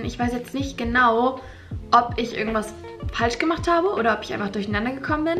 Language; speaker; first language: German; native; German